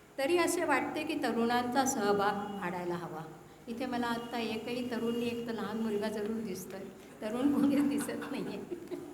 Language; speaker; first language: Marathi; early bilingual, heritage; Marathi